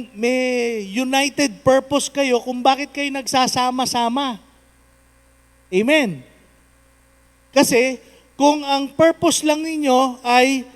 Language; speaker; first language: Filipino; non-native, local second language; Cebuano